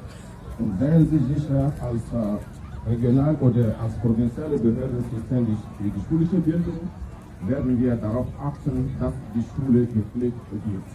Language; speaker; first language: German; non-native, fluent; French